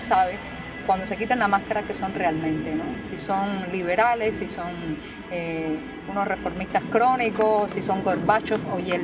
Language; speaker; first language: Spanish; native; Spanish